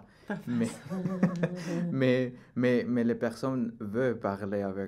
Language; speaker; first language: French; non-native, learner; Spanish